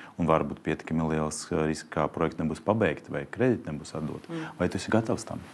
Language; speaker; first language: Latvian; non-native, local second language; Russian